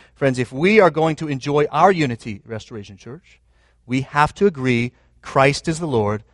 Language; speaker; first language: English; native; English